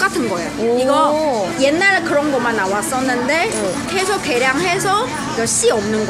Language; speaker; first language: Korean; non-native, fluent; Chinese